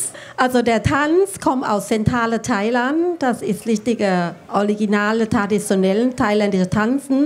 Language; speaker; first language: German; non-native, fluent; Thai